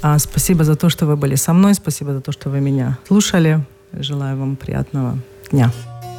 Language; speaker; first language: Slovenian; non-native, fluent; Russian